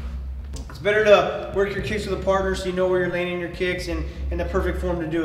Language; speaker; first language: English; native; English